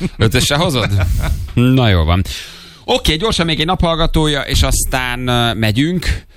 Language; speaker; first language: Hungarian; native; Hungarian